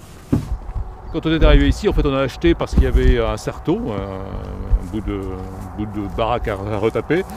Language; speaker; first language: French; native; French